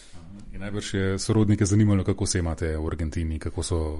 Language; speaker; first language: Slovenian; native; Slovenian